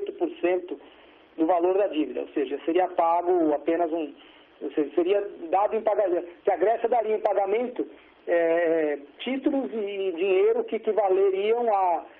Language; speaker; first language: Portuguese; native; Portuguese